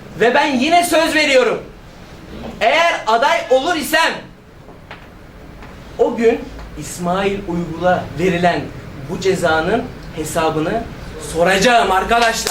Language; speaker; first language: Turkish; native; Turkish